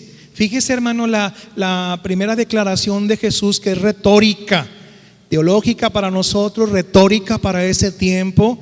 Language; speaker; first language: Spanish; native; Spanish